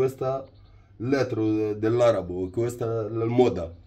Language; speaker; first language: Italian; non-native, learner; Arabic